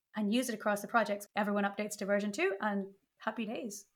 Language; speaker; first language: English; native; English